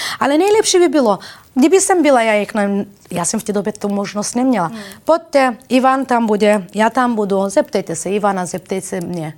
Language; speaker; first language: Czech; non-native, fluent; Bulgarian